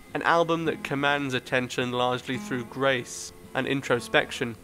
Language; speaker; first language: English; native; English